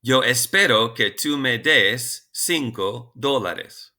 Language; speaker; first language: Spanish; non-native, fluent; English